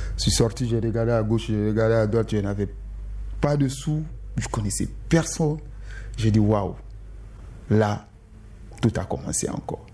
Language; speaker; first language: French; non-native, local second language; Susu